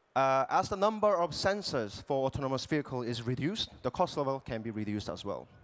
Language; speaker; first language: English; non-native, fluent; Korean